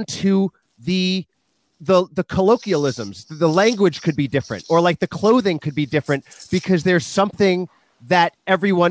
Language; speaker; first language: English; native; English